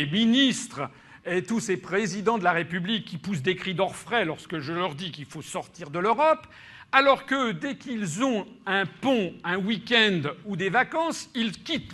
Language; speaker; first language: French; native; French